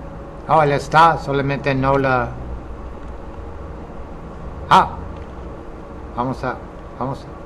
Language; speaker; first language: Spanish; non-native, fluent; English